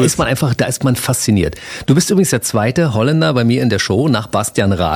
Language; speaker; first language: German; native; German